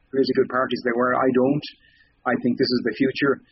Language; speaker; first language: English; native; English